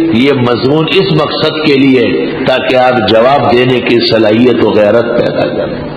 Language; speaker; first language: Urdu; non-native, local second language; Pashto